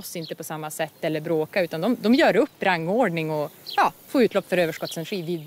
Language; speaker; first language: Swedish; native; Swedish